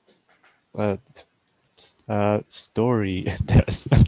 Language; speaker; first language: Japanese; non-native, learner; English